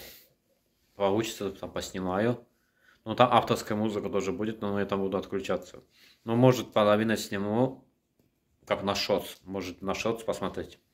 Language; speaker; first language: Russian; non-native, local second language; Azerbaijani